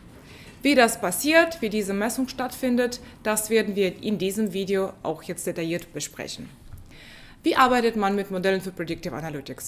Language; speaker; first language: German; non-native, fluent; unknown